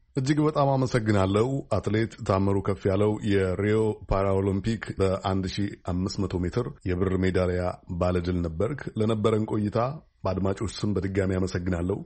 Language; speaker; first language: Amharic; native; Amharic